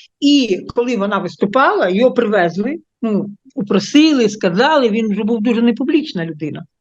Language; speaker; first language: Ukrainian; non-native, local second language; Russian